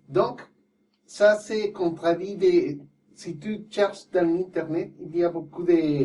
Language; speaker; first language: French; non-native, fluent; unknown